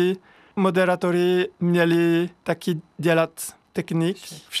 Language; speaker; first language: Czech; non-native, fluent; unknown